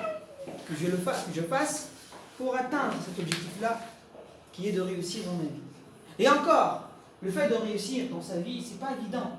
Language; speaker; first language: French; non-native, local second language; Arabic